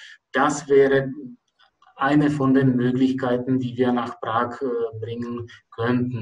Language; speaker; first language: German; non-native, fluent; Czech